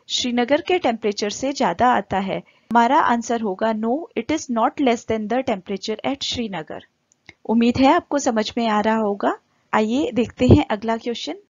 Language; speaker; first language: Hindi; native; Hindi